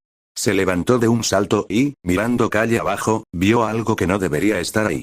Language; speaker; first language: Spanish; native; Spanish